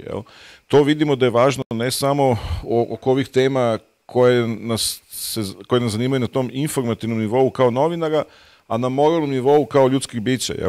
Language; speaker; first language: Bosnian; native; Bosnian